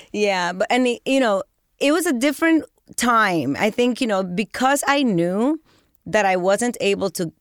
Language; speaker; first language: English; early bilingual, other home language; Spanish